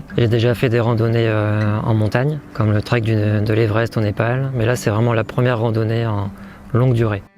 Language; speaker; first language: French; native; French